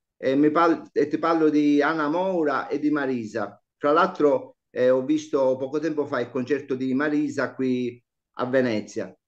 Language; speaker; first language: Italian; native; Italian